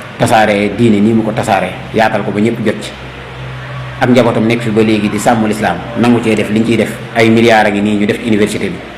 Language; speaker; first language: Wolof; native; Wolof